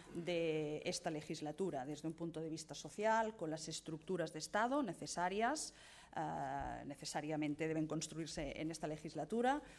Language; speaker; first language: Spanish; non-native, local second language; Catalan